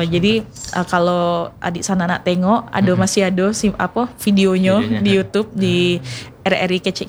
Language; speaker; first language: Indonesian; non-native, local second language; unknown